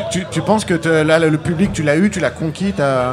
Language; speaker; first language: French; native; French